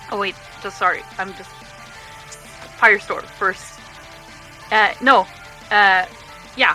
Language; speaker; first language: English; non-native, fluent; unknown